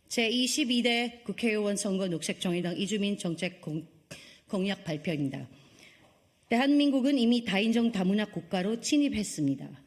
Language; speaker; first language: Korean; non-native, fluent; Filipino